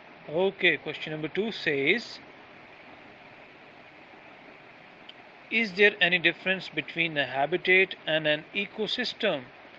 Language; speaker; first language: English; non-native, local second language; Urdu